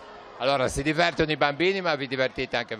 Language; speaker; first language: Italian; native; Italian